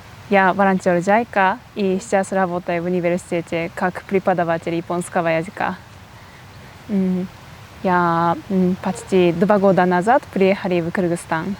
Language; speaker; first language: Russian; non-native, learner; Japanese